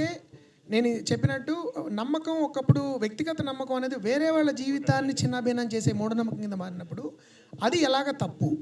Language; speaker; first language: Telugu; native; Telugu